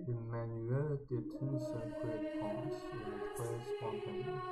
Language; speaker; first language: French; non-native, learner; Chinese